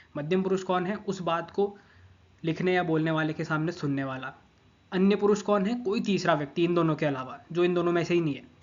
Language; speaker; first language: Hindi; non-native, local second language; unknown